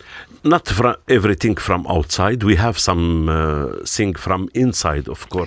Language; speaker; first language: English; non-native, learner; Arabic